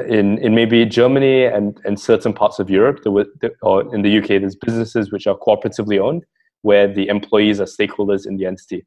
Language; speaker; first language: English; native; English